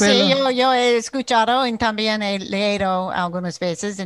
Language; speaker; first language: Spanish; non-native, learner; English